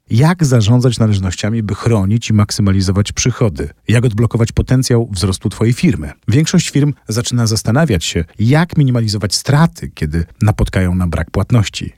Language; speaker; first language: Polish; native; Polish